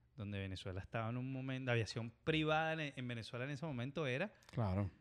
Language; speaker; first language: Spanish; native; Spanish